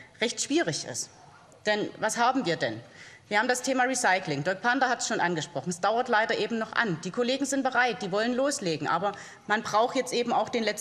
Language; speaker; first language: German; native; German